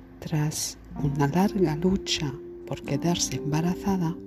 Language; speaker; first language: Spanish; non-native, learner; French